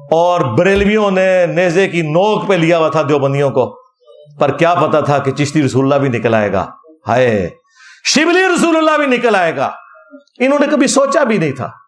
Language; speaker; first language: Urdu; non-native, local second language; Punjabi